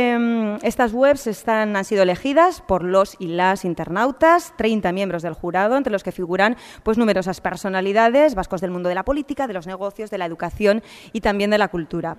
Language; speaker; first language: Spanish; native; Spanish